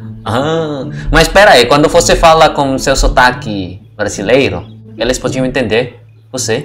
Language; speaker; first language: Portuguese; non-native, learner; Indonesian